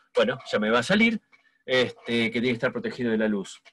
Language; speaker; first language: Spanish; native; Spanish